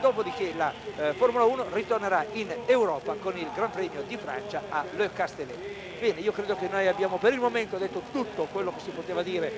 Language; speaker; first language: Italian; native; Italian